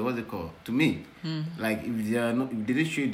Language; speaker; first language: English; non-native, local second language; Yoruba